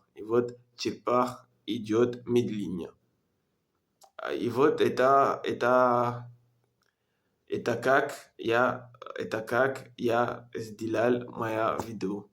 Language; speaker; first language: Russian; non-native, learner; French